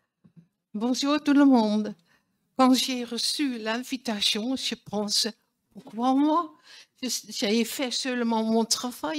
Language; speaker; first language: French; non-native, fluent; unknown